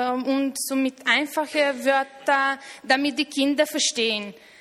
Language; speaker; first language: German; non-native, fluent; Romanian